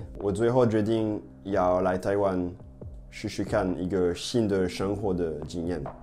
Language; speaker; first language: Chinese; non-native, fluent; French